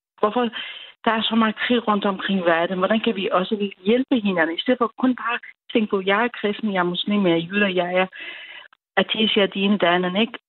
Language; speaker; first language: Danish; non-native, learner; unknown